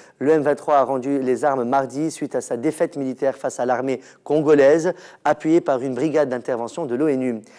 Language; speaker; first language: French; non-native, local second language; Arabic